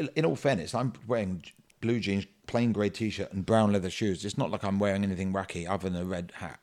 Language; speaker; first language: English; native; English